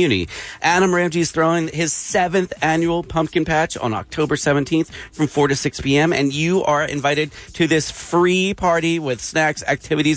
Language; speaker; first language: English; native; English